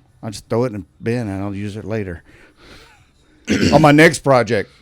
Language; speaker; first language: English; native; English